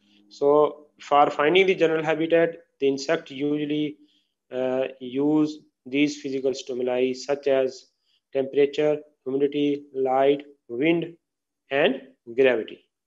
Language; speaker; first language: English; non-native, local second language; Urdu